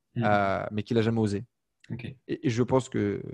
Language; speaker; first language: French; native; French